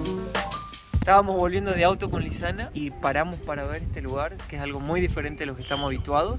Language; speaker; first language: Spanish; native; Spanish